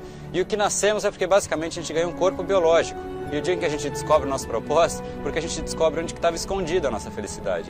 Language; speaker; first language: Portuguese; native; Portuguese